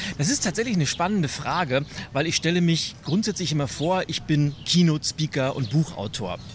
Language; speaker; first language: German; native; German